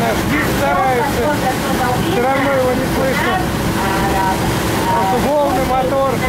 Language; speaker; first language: Russian; native; Russian